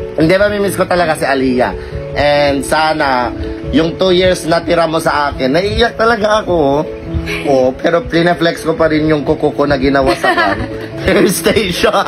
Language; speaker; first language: Filipino; non-native, local second language; Iloko